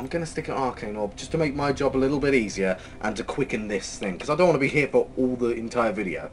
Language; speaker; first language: English; native; English